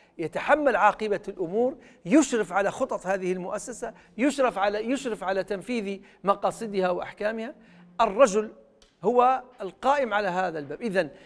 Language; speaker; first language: Arabic; native; Arabic